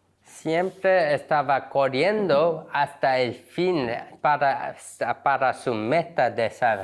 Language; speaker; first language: Spanish; non-native, learner; Korean